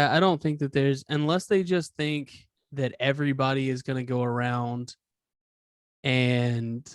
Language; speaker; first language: English; native; English